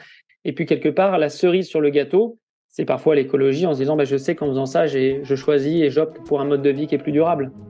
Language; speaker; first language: French; native; French